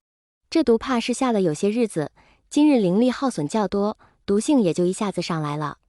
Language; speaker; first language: Chinese; native; Chinese